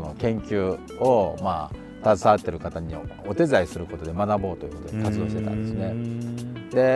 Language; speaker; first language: Japanese; native; Japanese